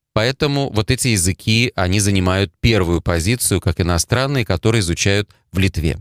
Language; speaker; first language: Russian; native; Russian